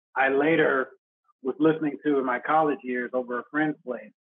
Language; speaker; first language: English; native; English